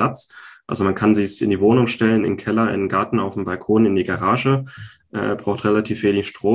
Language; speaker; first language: German; native; German